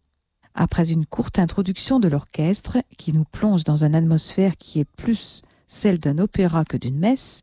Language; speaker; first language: French; native; French